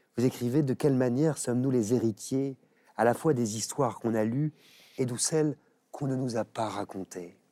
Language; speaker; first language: French; native; French